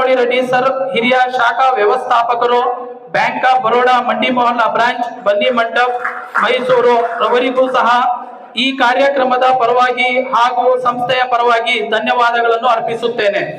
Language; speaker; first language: Kannada; native; Kannada